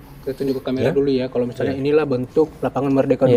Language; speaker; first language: Indonesian; native; Indonesian